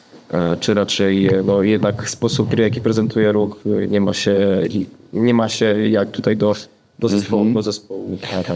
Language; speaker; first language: Polish; native; Polish